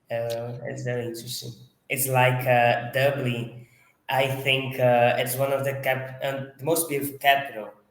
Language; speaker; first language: English; non-native, fluent; Portuguese